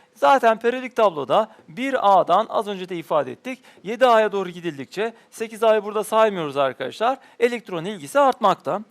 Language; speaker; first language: Turkish; native; Turkish